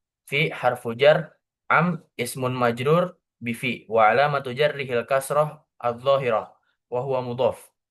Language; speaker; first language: Arabic; non-native, learner; Indonesian